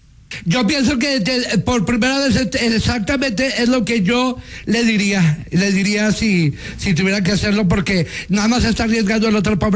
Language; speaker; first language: Spanish; native; Spanish